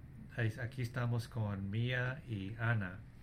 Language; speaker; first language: Spanish; early bilingual, heritage; English